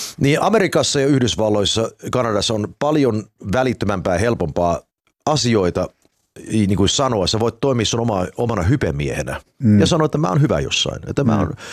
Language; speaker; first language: Finnish; early bilingual, heritage; Finnish